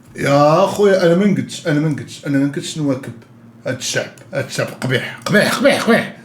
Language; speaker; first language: Arabic; native; Arabic